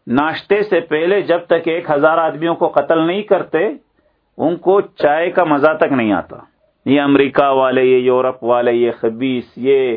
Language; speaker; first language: Urdu; native; Urdu